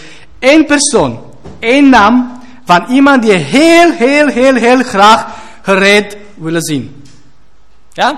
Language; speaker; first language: Dutch; non-native, fluent; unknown